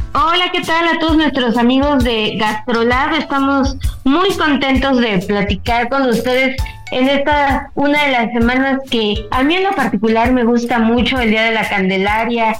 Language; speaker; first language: Spanish; native; Spanish